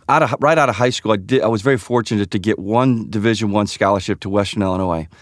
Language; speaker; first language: English; native; English